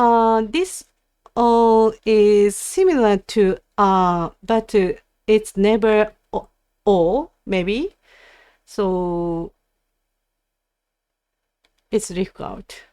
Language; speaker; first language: English; non-native, learner; Japanese